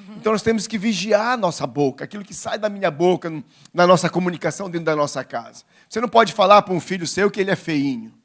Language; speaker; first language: Portuguese; native; Portuguese